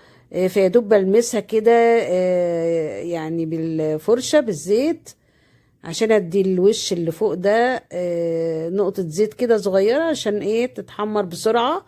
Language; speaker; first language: Arabic; native; Arabic